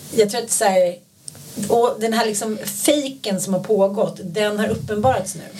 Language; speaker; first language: Swedish; native; Swedish